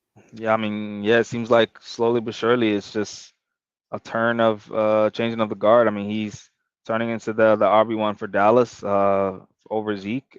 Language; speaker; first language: English; native; English